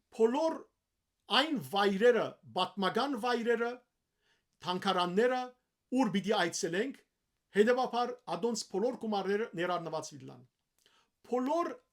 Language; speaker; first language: Armenian; early bilingual, heritage; Armenian